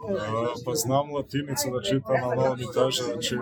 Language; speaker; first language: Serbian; early bilingual, heritage; Serbian